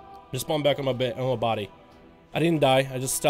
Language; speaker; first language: English; native; English